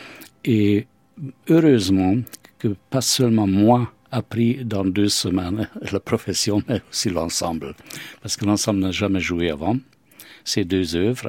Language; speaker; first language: French; non-native, fluent; Hungarian